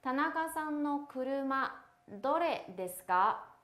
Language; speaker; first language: Japanese; non-native, fluent; Chinese